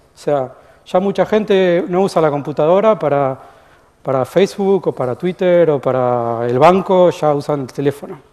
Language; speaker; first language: Spanish; native; Spanish